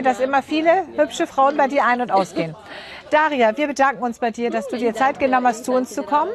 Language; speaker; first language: German; native; German